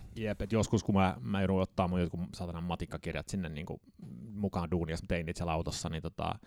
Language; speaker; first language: Finnish; early bilingual, heritage; Finnish